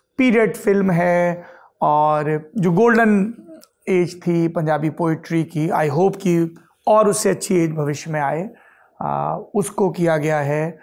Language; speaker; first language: Hindi; native; Hindi